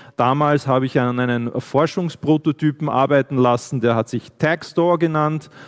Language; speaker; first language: German; native; German